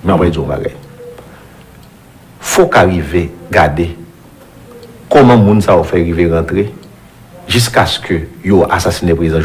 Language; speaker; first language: French; non-native, local second language; Haitian Creole